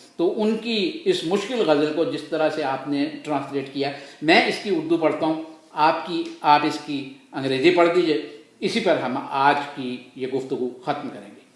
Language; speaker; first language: Urdu; native; Urdu